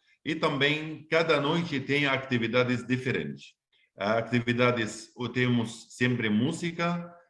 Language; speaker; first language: Portuguese; non-native, fluent; Arabic